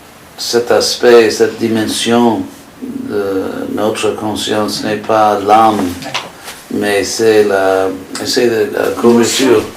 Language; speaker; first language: French; non-native, fluent; English